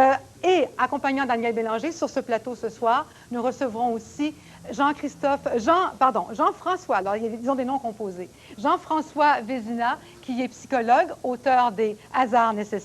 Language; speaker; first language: French; native; French